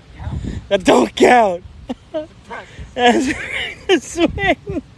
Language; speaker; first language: English; native; English